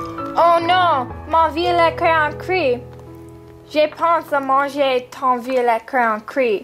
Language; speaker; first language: French; non-native, learner; English